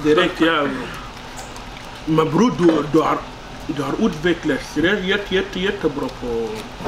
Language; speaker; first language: Swedish; non-native, learner; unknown